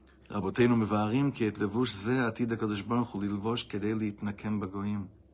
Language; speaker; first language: Hebrew; non-native, fluent; English